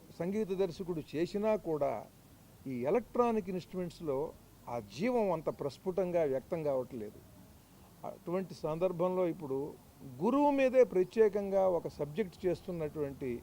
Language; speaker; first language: Telugu; native; Telugu